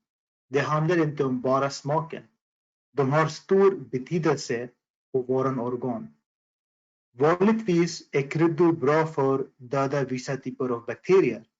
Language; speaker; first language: Swedish; non-native, fluent; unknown